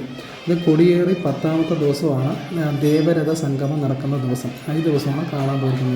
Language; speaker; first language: Malayalam; native; Malayalam